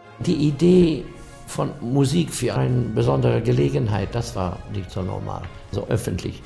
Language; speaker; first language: German; non-native, learner; English